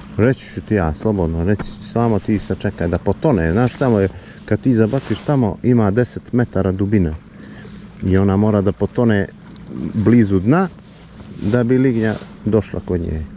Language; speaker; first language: Serbian; native; Serbian